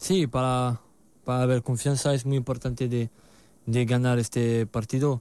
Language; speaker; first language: Spanish; non-native, learner; French